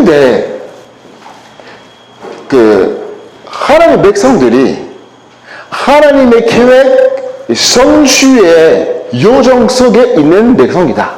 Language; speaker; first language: Korean; non-native, learner; French